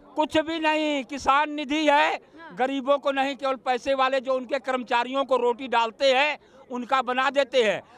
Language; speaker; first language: Hindi; native; Hindi